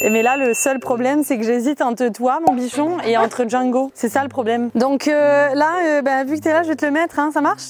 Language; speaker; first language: French; native; French